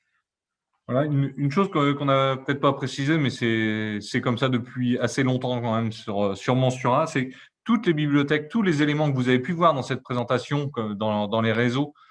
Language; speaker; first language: French; native; French